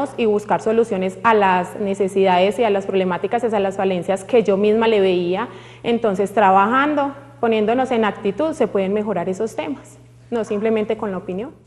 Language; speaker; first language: Spanish; native; Spanish